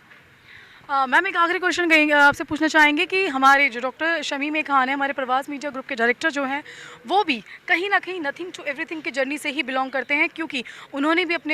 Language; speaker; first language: Hindi; native; Hindi